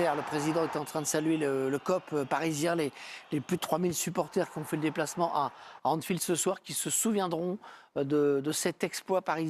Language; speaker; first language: French; native; French